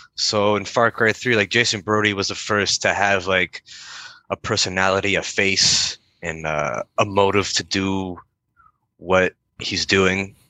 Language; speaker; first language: English; native; English